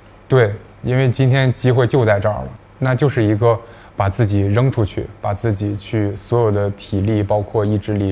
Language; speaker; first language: Chinese; native; Chinese